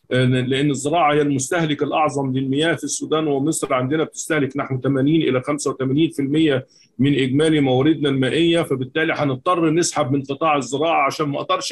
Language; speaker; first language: Arabic; native; Arabic